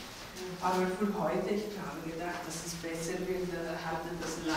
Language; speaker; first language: German; non-native, fluent; Greek